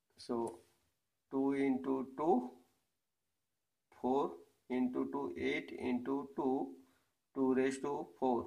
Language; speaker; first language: English; non-native, local second language; Gujarati